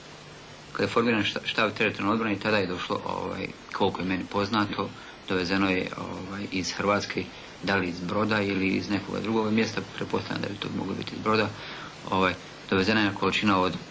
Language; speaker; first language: Bosnian; native; Bosnian